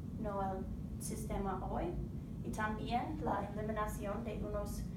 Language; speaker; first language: Spanish; non-native, learner; English